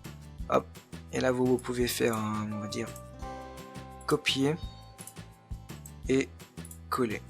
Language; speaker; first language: French; native; French